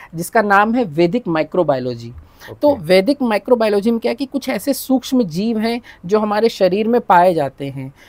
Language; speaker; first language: Hindi; native; Hindi